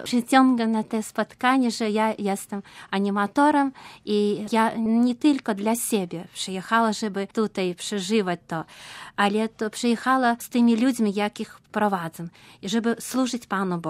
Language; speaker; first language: Polish; non-native, learner; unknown